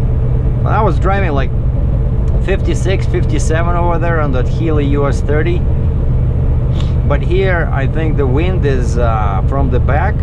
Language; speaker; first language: English; non-native, fluent; Russian